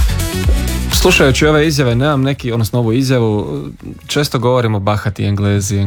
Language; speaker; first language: Serbian; native; Serbian